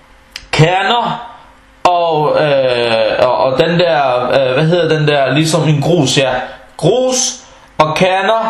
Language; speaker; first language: Danish; non-native, local second language; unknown